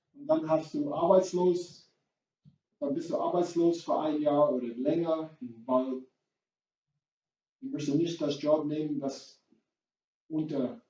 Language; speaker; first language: German; non-native, fluent; English